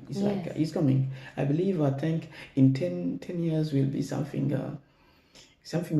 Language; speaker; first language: English; non-native, learner; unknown